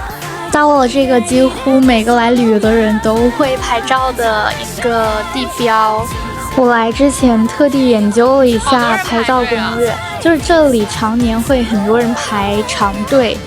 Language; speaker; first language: Chinese; native; Chinese